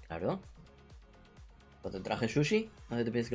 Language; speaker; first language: Spanish; native; Spanish